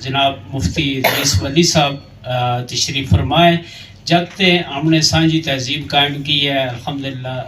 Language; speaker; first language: Urdu; non-native, local second language; Gujari